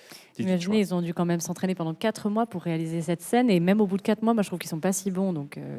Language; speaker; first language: French; native; French